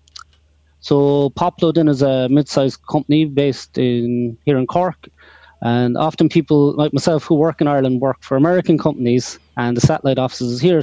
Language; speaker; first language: English; native; English